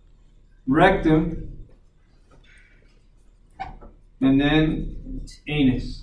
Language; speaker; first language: English; native; English